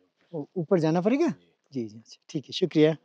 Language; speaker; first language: Hindi; non-native, fluent; Bangla